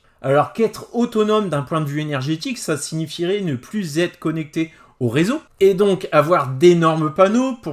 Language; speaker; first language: French; native; French